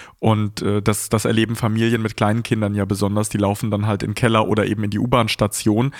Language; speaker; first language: German; early bilingual, other home language; Russian